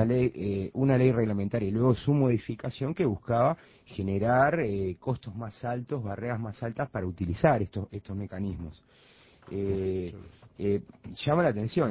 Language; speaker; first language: Spanish; native; Spanish